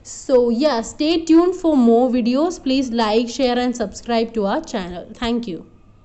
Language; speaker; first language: English; non-native, local second language; Malayalam